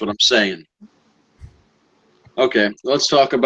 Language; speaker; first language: English; native; English